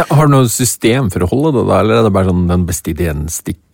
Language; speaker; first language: Norwegian; native; Norwegian